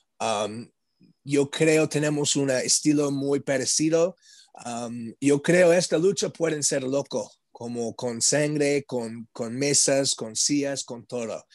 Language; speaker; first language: Spanish; non-native, learner; English